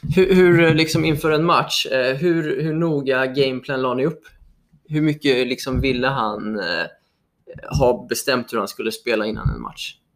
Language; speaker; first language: Swedish; native; Swedish